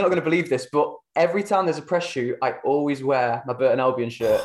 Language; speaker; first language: English; native; English